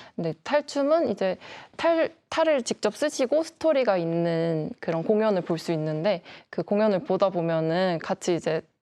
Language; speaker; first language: Korean; native; Korean